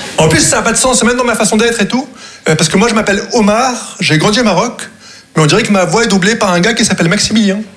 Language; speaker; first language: French; non-native, local second language; Arabic